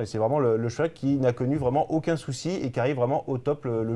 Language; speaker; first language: French; native; French